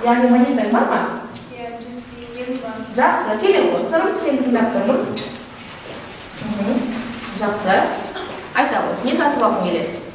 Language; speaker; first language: Kazakh; native; Kazakh